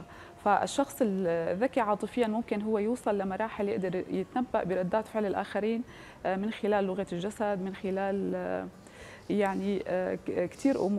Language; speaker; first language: Arabic; native; Arabic